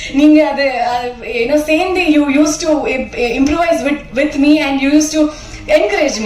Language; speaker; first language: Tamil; non-native, learner; Kannada